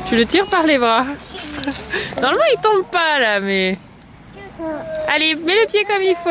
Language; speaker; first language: French; native; French